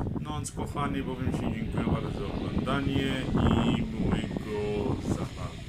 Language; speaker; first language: Polish; non-native, learner; Arabic